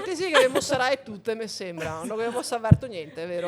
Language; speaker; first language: Italian; native; Italian